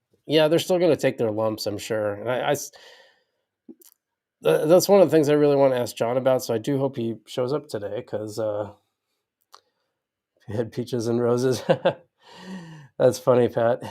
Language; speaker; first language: English; native; English